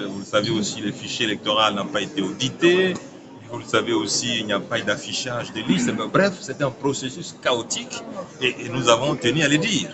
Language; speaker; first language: French; non-native, local second language; Kongo